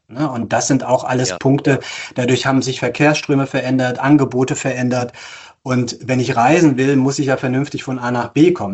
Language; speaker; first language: German; native; German